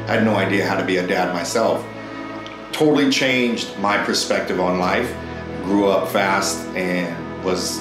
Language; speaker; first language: English; native; English